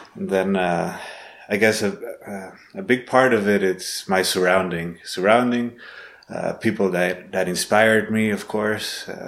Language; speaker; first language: English; non-native, learner; Spanish